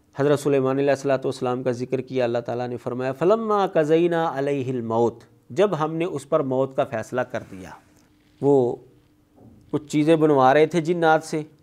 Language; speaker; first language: Urdu; non-native, local second language; Punjabi